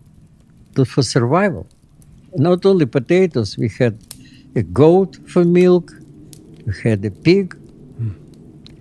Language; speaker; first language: English; non-native, fluent; Russian